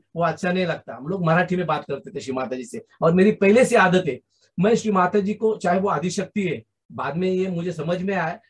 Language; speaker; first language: Hindi; non-native, local second language; Marathi